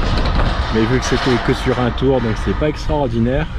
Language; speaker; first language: French; native; French